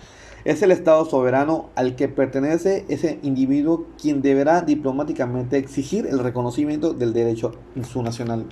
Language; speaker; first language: Spanish; native; Spanish